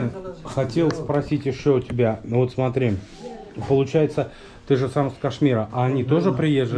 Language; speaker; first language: Russian; native; Russian